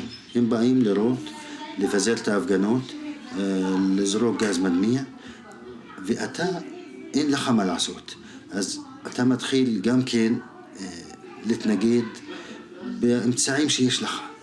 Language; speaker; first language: Hebrew; non-native, local second language; Arabic